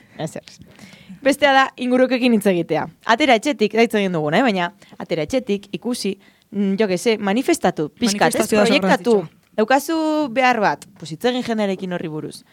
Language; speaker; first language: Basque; non-native, local second language; Spanish